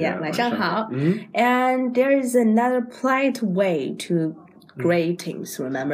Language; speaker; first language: English; non-native, fluent; Chinese